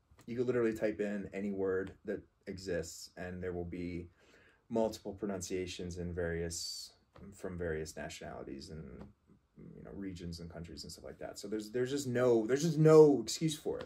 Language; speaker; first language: English; native; English